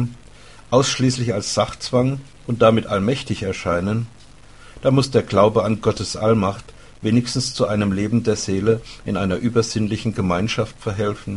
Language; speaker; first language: German; native; German